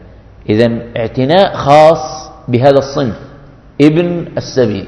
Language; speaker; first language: Arabic; native; Arabic